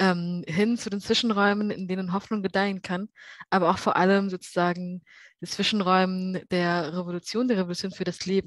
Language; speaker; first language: German; native; German